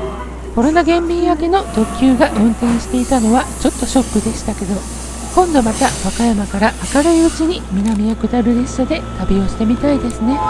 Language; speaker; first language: Japanese; native; Japanese